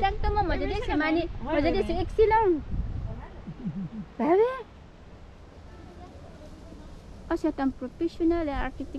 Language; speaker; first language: French; non-native, fluent; Filipino